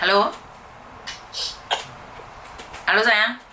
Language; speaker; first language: Indonesian; native; Indonesian